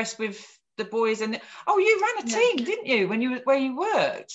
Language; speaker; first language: English; native; English